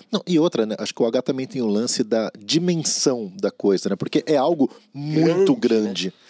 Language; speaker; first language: Portuguese; native; Portuguese